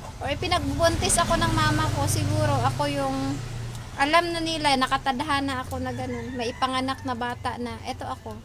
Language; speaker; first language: Filipino; non-native, local second language; Hiligaynon